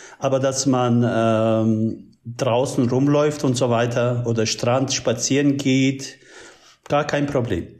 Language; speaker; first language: German; early bilingual, other home language; Turkish